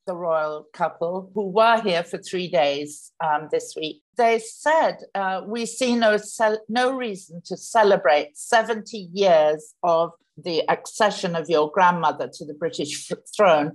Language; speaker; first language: English; native; English